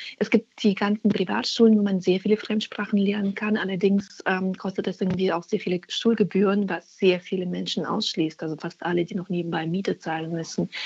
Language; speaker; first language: German; early bilingual, other home language; Russian